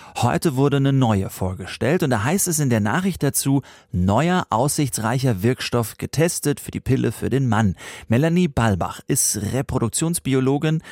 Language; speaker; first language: German; native; German